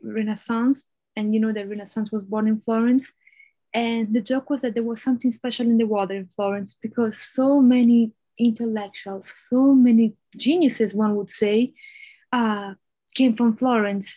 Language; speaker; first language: English; non-native, fluent; Italian